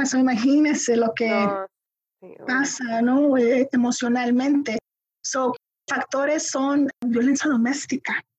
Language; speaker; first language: Spanish; early bilingual, heritage; Spanish